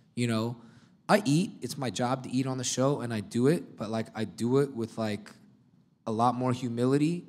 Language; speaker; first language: English; native; English